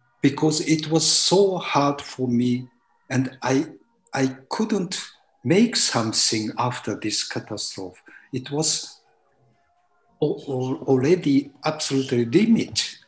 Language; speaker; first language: English; non-native, learner; Japanese